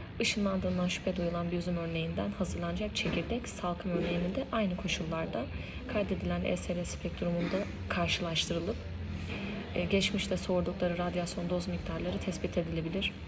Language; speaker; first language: Turkish; native; Turkish